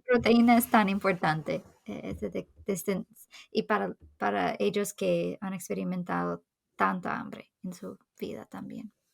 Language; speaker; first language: Spanish; non-native, fluent; English